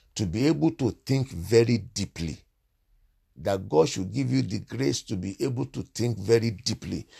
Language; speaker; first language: English; non-native, local second language; Yoruba